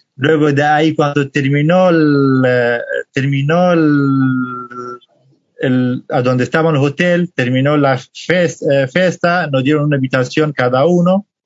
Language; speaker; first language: Spanish; non-native, fluent; Kurdish